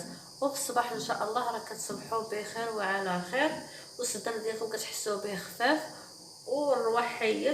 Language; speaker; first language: Arabic; native; Arabic